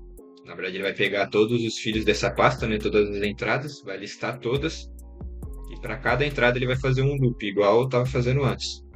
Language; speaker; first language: Portuguese; native; Portuguese